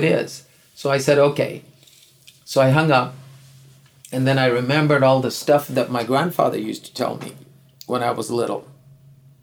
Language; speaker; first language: English; non-native, local second language; Urdu